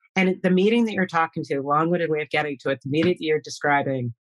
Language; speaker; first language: English; native; English